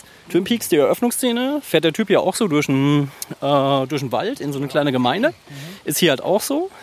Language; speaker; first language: German; native; German